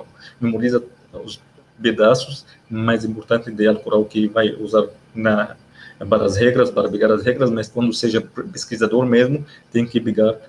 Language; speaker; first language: Portuguese; non-native, learner; Arabic